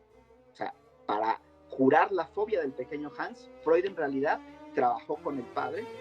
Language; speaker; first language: Spanish; native; Spanish